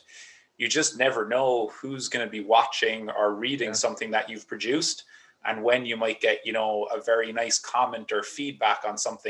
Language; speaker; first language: English; native; English